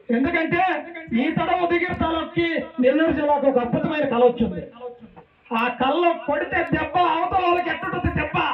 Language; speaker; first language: Telugu; native; Telugu